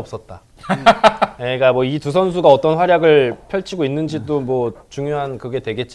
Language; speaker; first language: Korean; native; Korean